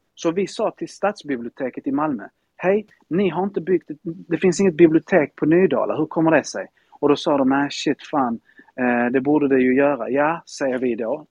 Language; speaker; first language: Swedish; early bilingual, heritage; Spanish